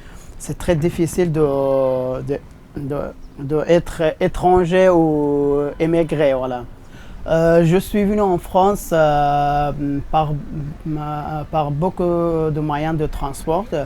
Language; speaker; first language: French; non-native, learner; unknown